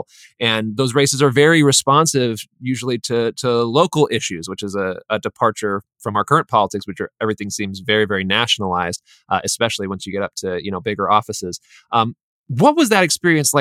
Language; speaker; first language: English; native; English